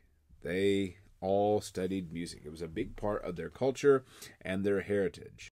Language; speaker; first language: English; native; English